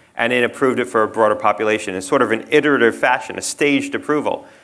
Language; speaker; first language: English; native; English